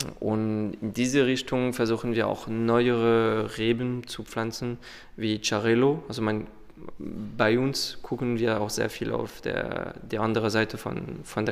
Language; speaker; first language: German; non-native, fluent; French